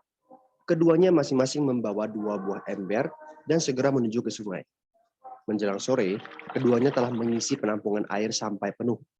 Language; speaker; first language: Indonesian; native; Indonesian